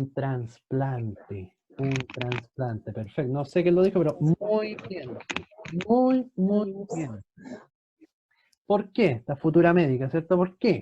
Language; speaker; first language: Spanish; native; Spanish